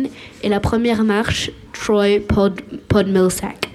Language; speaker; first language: French; native; French